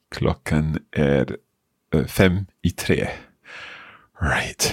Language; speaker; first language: Swedish; non-native, learner; English